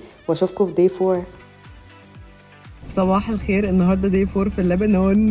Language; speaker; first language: Arabic; native; Arabic